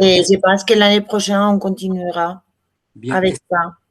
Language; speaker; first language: French; non-native, fluent; Spanish